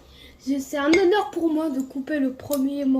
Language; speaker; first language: French; native; French